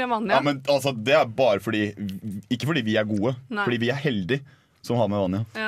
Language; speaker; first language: Norwegian; native; Norwegian